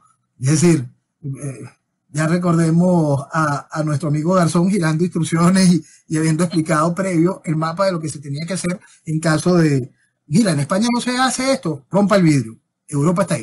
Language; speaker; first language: Spanish; native; Spanish